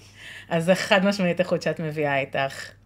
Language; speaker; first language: Hebrew; native; Hebrew